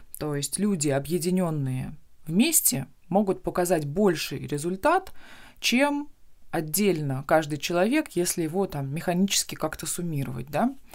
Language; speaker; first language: Russian; native; Russian